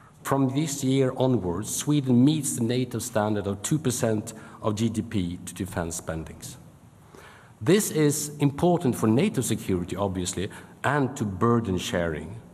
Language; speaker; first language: English; non-native, fluent; Swedish